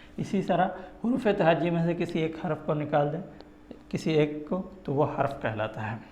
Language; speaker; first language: Urdu; native; Urdu